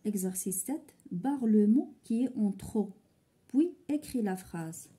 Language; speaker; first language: French; non-native, local second language; Arabic